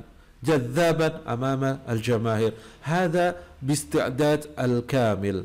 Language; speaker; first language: Arabic; non-native, fluent; Indonesian